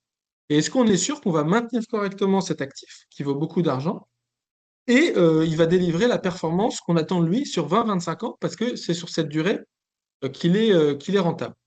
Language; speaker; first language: French; native; French